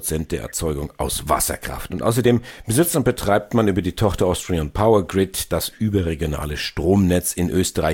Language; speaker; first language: German; native; German